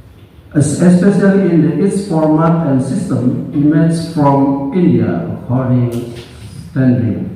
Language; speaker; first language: English; non-native, learner; Indonesian